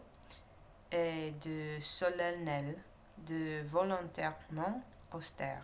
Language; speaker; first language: French; non-native, learner; English